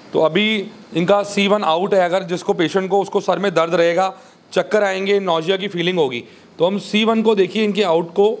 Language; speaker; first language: Hindi; native; Hindi